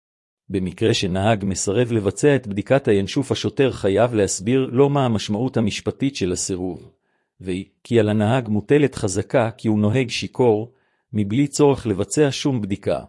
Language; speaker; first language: Hebrew; native; Hebrew